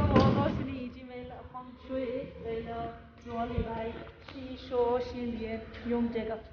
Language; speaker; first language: Chinese; non-native, learner; Persian